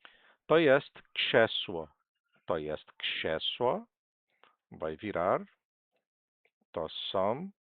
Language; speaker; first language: Polish; non-native, fluent; Portuguese